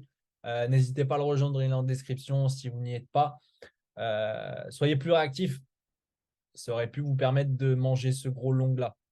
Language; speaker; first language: French; native; French